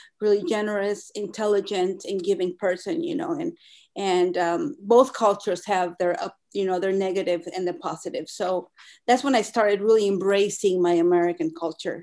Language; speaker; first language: English; non-native, fluent; Spanish